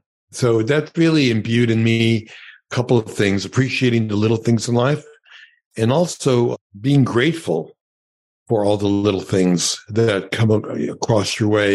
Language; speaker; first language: English; early bilingual, other home language; Yiddish